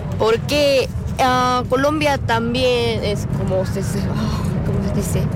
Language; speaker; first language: Spanish; non-native, learner; Korean